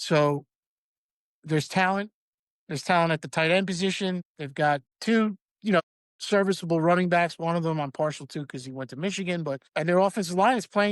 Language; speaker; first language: English; native; English